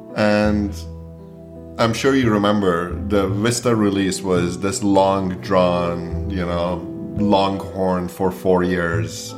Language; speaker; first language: English; native; English